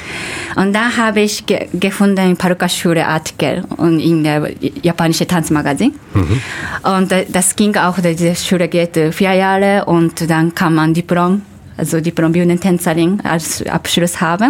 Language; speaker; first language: German; non-native, fluent; Japanese